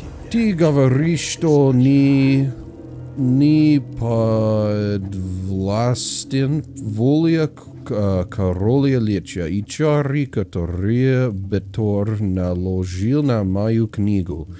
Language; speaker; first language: Russian; non-native, learner; English